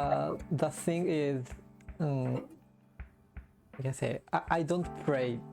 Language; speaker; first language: English; non-native, learner; Japanese